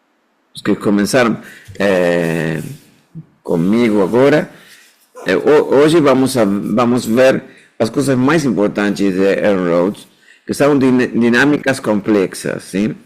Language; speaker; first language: Portuguese; non-native, fluent; Spanish